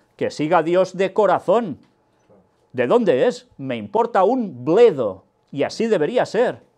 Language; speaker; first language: Spanish; non-native, local second language; Catalan